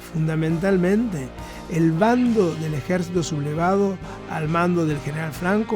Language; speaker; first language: Spanish; native; Spanish